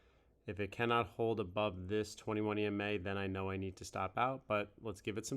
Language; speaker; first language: English; native; English